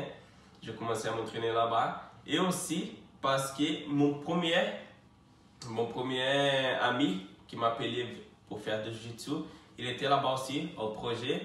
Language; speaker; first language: French; non-native, fluent; Portuguese